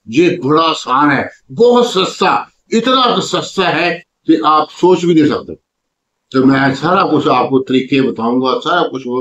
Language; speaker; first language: Urdu; non-native, local second language; Punjabi